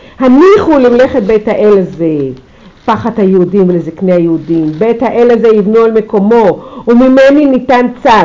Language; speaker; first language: Hebrew; native; Hebrew